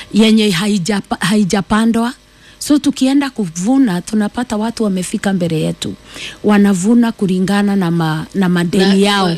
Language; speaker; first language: Swahili; non-native, local second language; Kikuyu